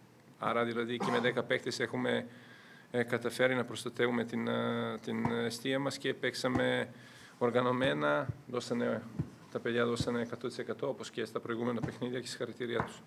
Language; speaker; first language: Greek; non-native, fluent; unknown